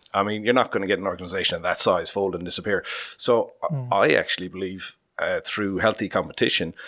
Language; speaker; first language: English; native; English